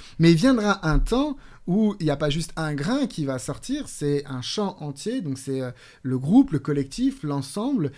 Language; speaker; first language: French; native; French